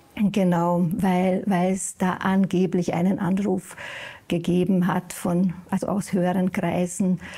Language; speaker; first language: German; non-native, fluent; Hungarian